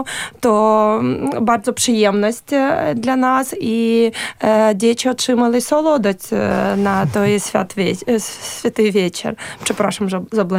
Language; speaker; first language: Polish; non-native, learner; Ukrainian